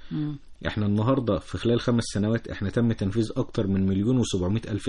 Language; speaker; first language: Arabic; native; Arabic